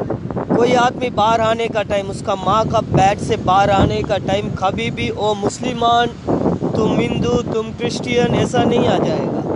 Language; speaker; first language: Hindi; non-native, learner; Tamil